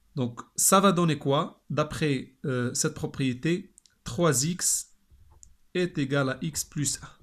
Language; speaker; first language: French; non-native, local second language; Arabic